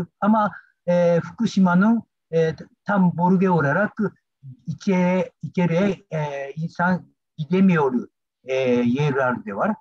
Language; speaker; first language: Turkish; non-native, learner; Japanese